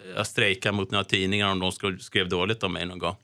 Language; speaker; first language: Swedish; native; Swedish